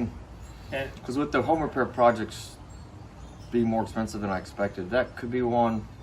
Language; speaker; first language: English; native; English